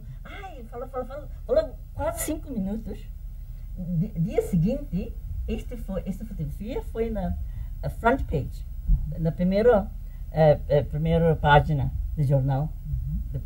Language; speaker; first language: Portuguese; early bilingual, heritage; English